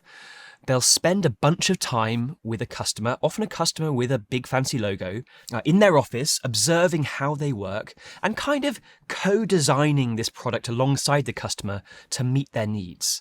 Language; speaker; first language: English; native; English